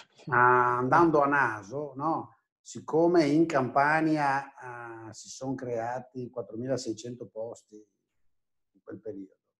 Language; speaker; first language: Italian; native; Italian